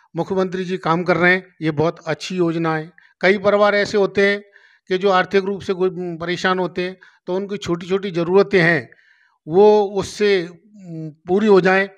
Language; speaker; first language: Hindi; native; Hindi